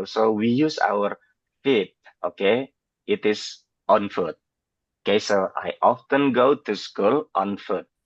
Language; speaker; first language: English; non-native, fluent; Indonesian